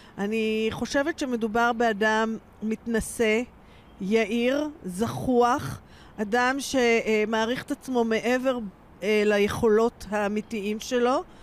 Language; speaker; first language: Hebrew; native; Hebrew